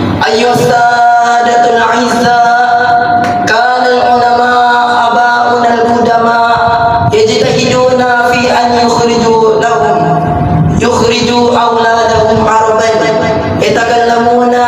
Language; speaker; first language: Arabic; non-native, learner; Malay